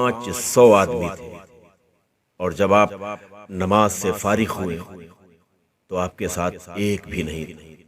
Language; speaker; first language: Urdu; native; Urdu